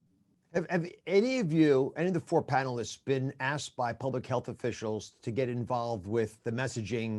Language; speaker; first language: English; native; English